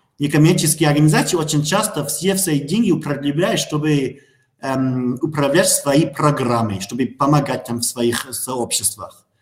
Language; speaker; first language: Russian; non-native, learner; German